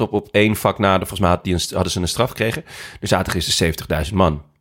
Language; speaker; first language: Dutch; native; Dutch